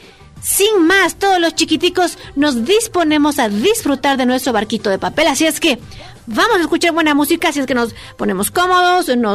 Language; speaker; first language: Spanish; native; Spanish